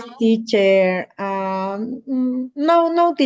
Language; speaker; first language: English; non-native, learner; Spanish